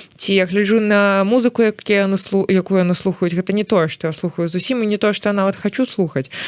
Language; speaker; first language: Belarusian; native; Belarusian